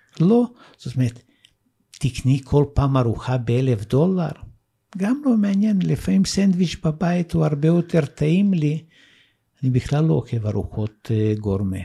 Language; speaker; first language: Hebrew; non-native, fluent; Russian